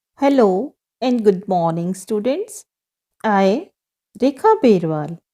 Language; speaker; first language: English; non-native, local second language; Hindi